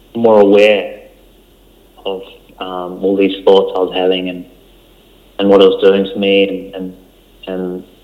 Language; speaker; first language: English; early bilingual, other home language; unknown